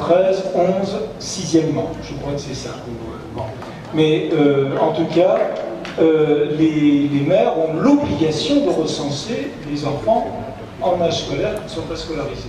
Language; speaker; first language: French; native; French